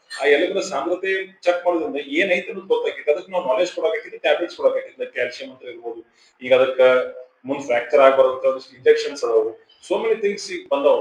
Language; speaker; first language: Kannada; native; Kannada